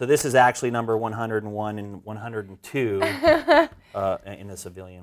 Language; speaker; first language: English; native; English